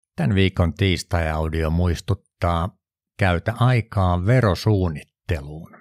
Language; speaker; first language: Finnish; native; Finnish